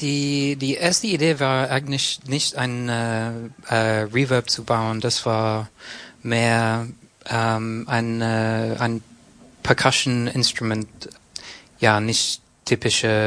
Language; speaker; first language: German; non-native, fluent; English